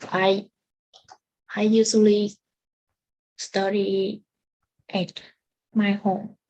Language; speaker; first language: English; non-native, learner; Vietnamese